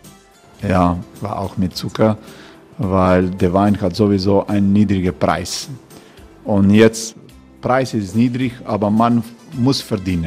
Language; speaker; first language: German; non-native, fluent; Croatian